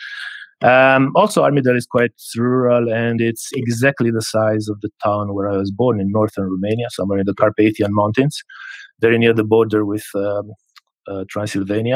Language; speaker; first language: English; non-native, fluent; Romanian